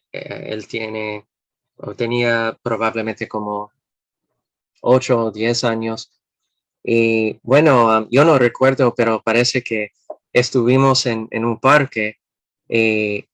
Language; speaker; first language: Spanish; non-native, fluent; English